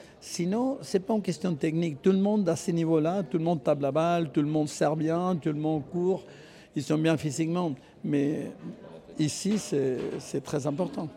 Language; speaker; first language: French; non-native, fluent; Spanish